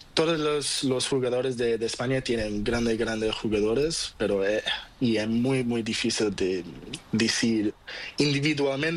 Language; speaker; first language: Portuguese; non-native, learner; Spanish